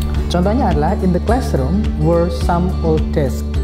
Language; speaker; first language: English; non-native, fluent; Indonesian